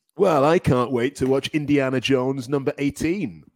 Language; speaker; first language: English; native; English